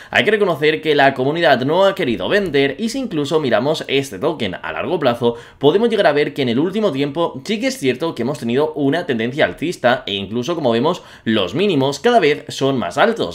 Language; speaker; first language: Spanish; native; Spanish